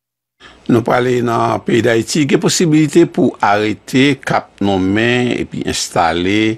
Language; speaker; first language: French; early bilingual, heritage; Haitian Creole